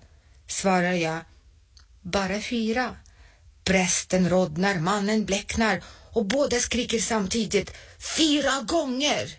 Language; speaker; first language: Swedish; non-native, fluent; Russian